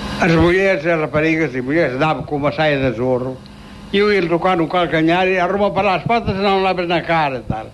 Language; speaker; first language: Portuguese; native; Portuguese